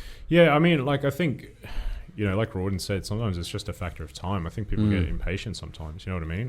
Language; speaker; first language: English; native; English